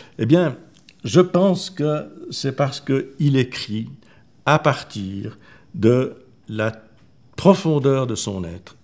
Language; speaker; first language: French; native; French